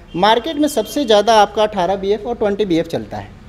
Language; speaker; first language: Hindi; native; Hindi